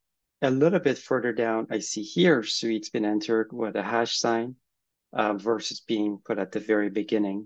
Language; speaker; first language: English; native; English